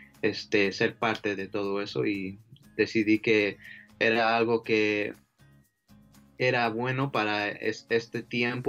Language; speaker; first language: Spanish; early bilingual, heritage; Spanish